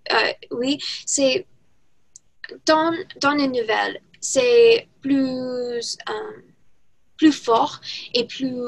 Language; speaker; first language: French; non-native, learner; English